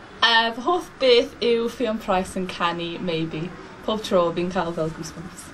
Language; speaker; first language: Welsh; non-native, local second language; English